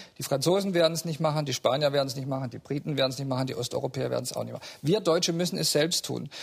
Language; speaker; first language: German; native; German